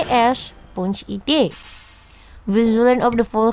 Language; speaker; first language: Dutch; non-native, fluent; Indonesian